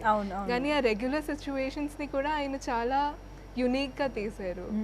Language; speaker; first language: Telugu; non-native, fluent; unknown